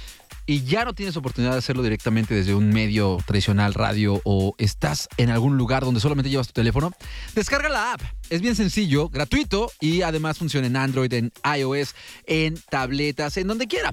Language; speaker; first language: Spanish; native; Spanish